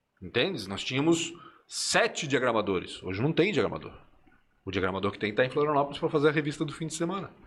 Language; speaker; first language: Portuguese; early bilingual, other home language; Spanish